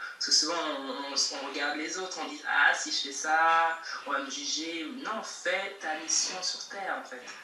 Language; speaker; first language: French; native; French